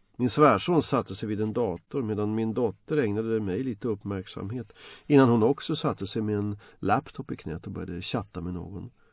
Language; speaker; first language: Swedish; non-native, fluent; Bosnian